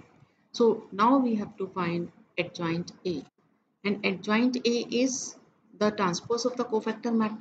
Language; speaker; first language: English; non-native, local second language; Hindi